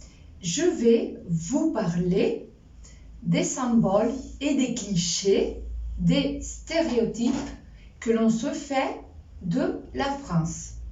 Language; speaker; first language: French; non-native, fluent; Spanish